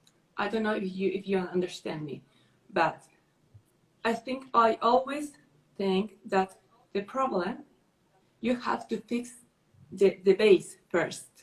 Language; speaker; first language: English; non-native, learner; Spanish